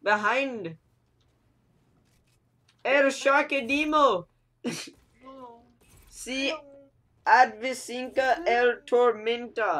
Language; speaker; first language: Spanish; non-native, learner; English